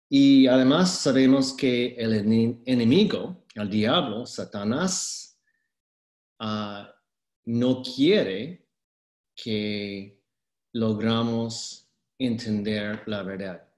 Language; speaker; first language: Spanish; non-native, fluent; English